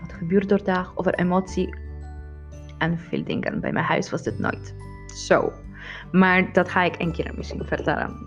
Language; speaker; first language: Dutch; non-native, learner; Polish